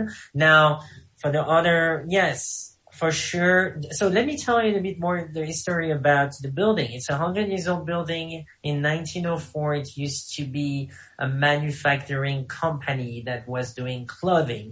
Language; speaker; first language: English; non-native, fluent; French